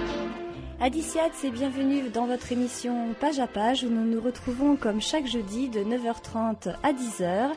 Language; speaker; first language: French; native; French